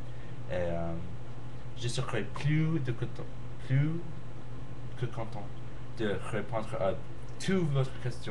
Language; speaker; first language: French; non-native, learner; English